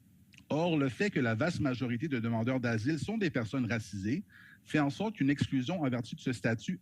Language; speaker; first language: French; native; French